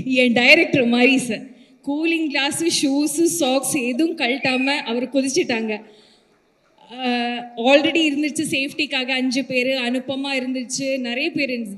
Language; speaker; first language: Tamil; non-native, learner; Malayalam